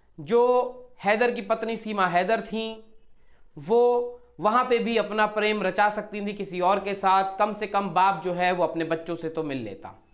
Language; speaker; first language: Hindi; native; Hindi